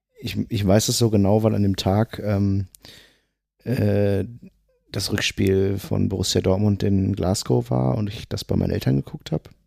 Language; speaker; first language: German; native; German